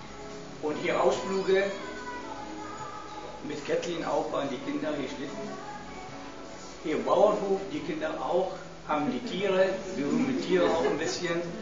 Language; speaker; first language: German; non-native, learner; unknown